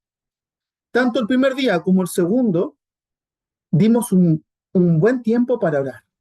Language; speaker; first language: Spanish; native; Spanish